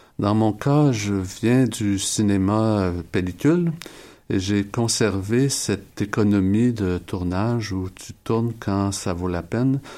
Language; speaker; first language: French; native; French